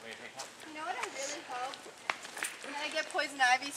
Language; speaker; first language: English; native; English